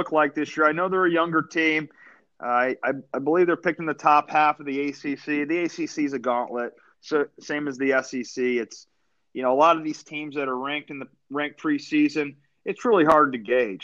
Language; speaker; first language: English; native; English